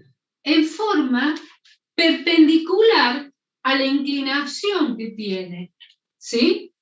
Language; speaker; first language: Spanish; native; Spanish